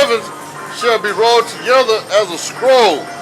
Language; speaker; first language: English; native; English